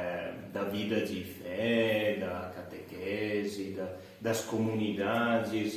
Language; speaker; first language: Portuguese; non-native, fluent; Italian